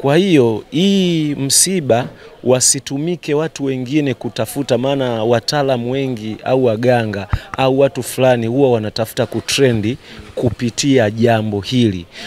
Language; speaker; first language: Swahili; native; Swahili